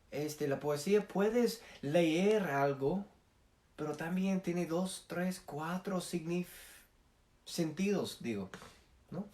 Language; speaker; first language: Spanish; non-native, fluent; English